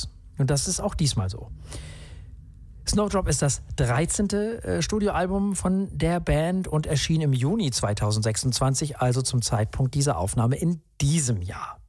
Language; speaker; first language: German; native; German